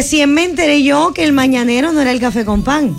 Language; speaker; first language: Spanish; native; Spanish